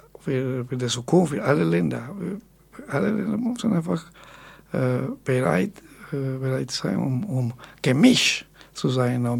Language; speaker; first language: German; non-native, fluent; Spanish